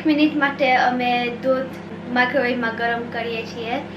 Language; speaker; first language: Gujarati; early bilingual, heritage; Gujarati